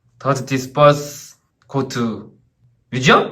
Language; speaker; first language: English; non-native, learner; Korean